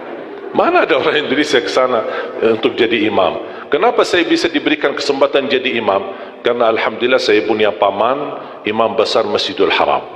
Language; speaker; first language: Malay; non-native, fluent; Arabic